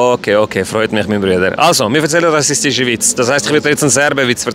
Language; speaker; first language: German; native; German